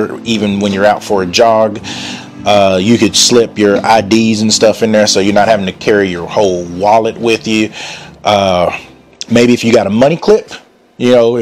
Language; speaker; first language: English; native; English